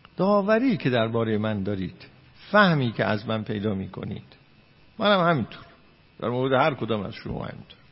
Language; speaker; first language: Persian; non-native, local second language; Azerbaijani